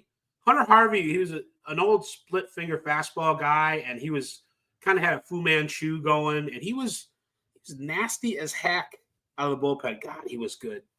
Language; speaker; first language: English; native; English